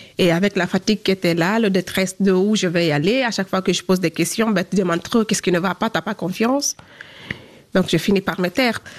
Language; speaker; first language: French; non-native, local second language; Fula